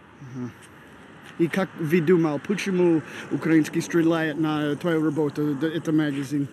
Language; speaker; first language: Russian; non-native, learner; English